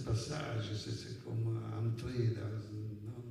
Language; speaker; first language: French; non-native, fluent; Italian